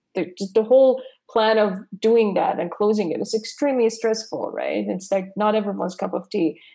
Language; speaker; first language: English; non-native, fluent; Persian